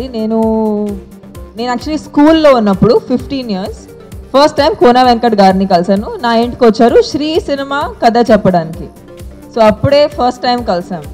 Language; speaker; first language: Telugu; non-native, fluent; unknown